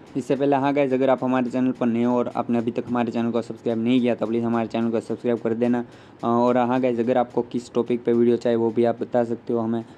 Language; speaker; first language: Hindi; non-native, local second language; Gujarati